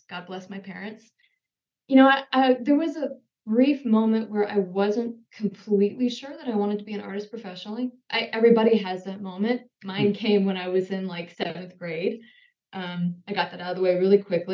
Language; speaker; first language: English; native; English